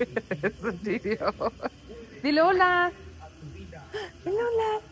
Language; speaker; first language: Spanish; non-native, learner; English